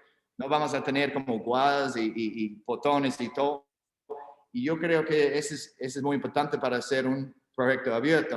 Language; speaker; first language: Spanish; non-native, learner; English